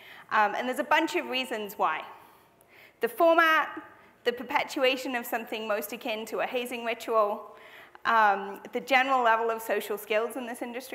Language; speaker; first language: English; native; English